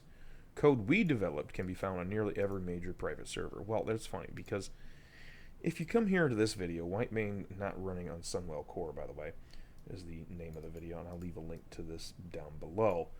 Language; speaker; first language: English; native; English